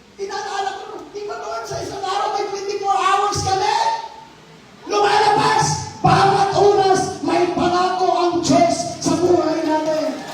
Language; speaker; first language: Filipino; non-native, local second language; Hiligaynon